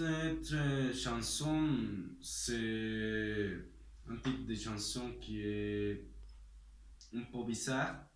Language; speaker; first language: French; non-native, learner; Spanish